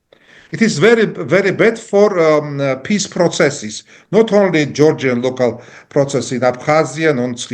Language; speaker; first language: English; non-native, learner; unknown